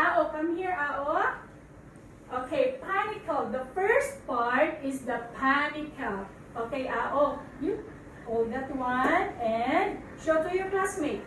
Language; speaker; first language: English; non-native, fluent; Filipino